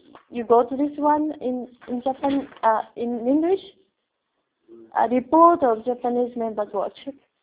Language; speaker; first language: English; non-native, learner; Japanese